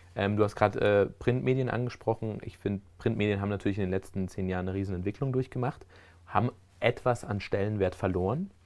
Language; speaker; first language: German; early bilingual, other home language; Spanish